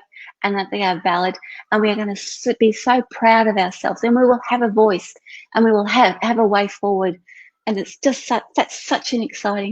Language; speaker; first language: English; native; English